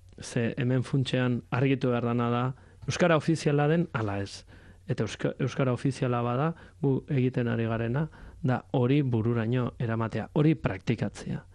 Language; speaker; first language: Basque; native; Basque